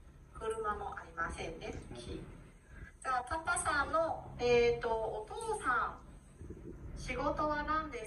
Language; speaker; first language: Japanese; non-native, learner; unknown